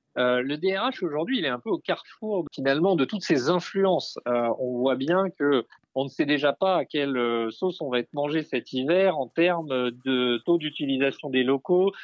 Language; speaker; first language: French; native; French